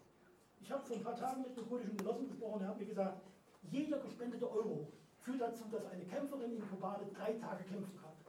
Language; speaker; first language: German; native; German